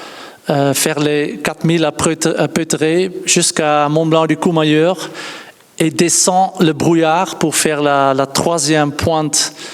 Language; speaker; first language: French; non-native, learner; Dutch